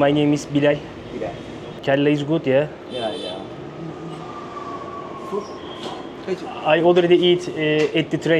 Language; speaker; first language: English; non-native, learner; Turkish